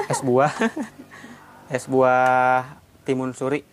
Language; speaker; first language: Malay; non-native, local second language; Sundanese